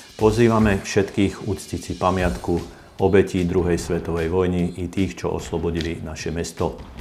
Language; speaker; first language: Slovak; native; Slovak